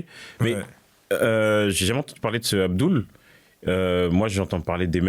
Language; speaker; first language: French; native; French